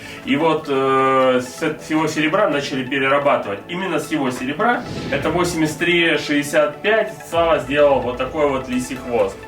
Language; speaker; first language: Russian; native; Russian